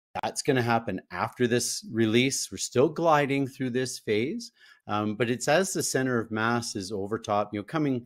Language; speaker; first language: English; native; English